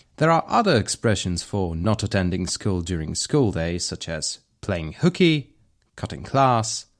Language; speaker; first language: English; non-native, fluent; Polish